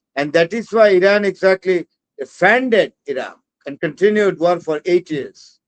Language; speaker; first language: English; non-native, local second language; Bangla